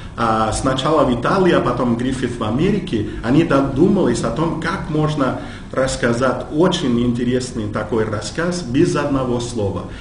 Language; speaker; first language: Russian; non-native, fluent; English